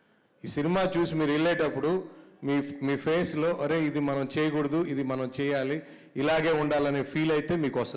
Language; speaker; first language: Telugu; native; Telugu